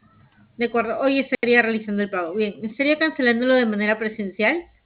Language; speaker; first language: Spanish; native; Spanish